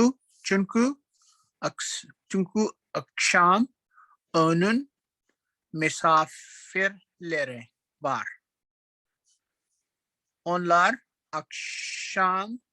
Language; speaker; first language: Turkish; non-native, learner; Urdu